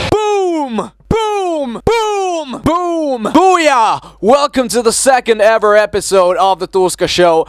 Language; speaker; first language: English; non-native, fluent; Finnish